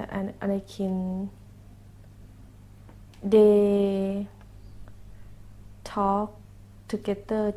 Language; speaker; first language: English; non-native, learner; Thai